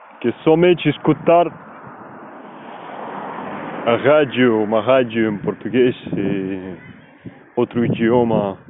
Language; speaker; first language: Portuguese; non-native, learner; Spanish